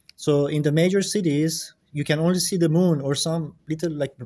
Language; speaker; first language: English; non-native, fluent; Persian